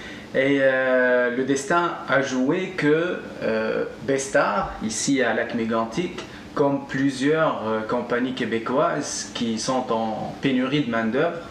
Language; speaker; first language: French; non-native, local second language; Arabic